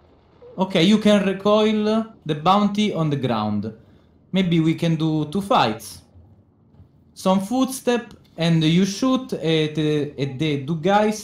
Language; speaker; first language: English; non-native, learner; Italian